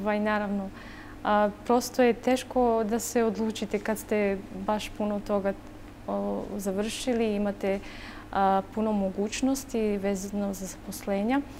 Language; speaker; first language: Serbian; non-native, local second language; Romany